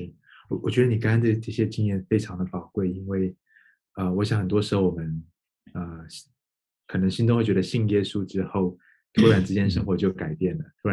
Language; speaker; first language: Chinese; native; Chinese